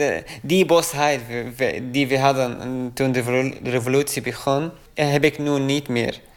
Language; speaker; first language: Dutch; non-native, learner; Arabic